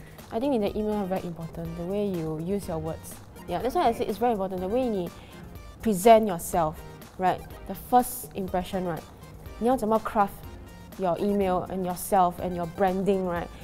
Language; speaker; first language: English; native; English